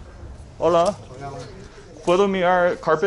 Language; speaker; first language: Spanish; non-native, learner; English